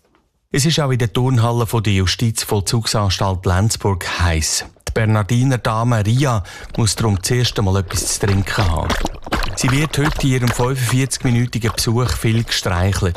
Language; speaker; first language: German; native; German